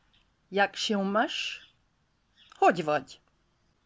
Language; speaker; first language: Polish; non-native, learner; Hungarian